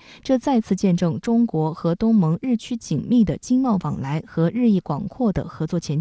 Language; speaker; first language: Chinese; native; Chinese